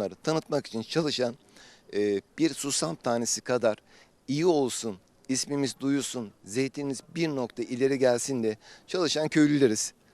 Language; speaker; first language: Turkish; native; Turkish